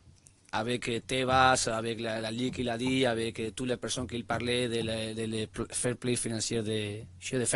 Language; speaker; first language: French; non-native, learner; Spanish